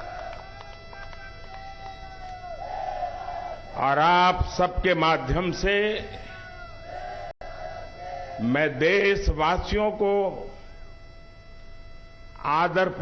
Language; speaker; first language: Hindi; native; Hindi